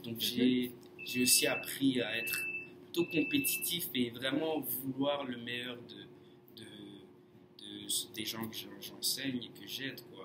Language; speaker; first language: French; non-native, fluent; English